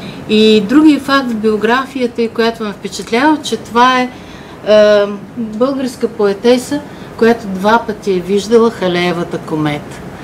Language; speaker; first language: Bulgarian; native; Bulgarian